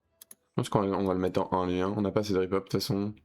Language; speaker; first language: French; native; French